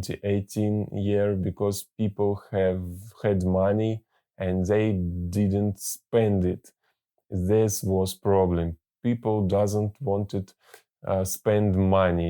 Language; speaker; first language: English; non-native, learner; Russian